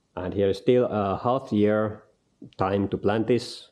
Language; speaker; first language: English; non-native, learner; Finnish